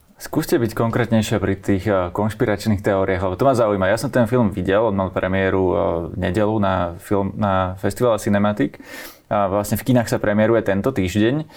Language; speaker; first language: Slovak; native; Slovak